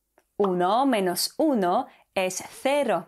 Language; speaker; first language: Spanish; non-native, fluent; Polish